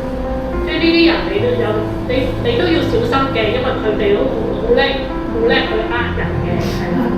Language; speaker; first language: Cantonese; native; Cantonese